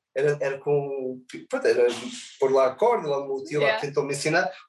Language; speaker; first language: Portuguese; early bilingual, other home language; English